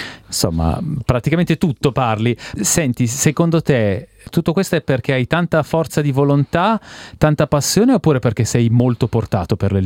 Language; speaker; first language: Italian; native; Italian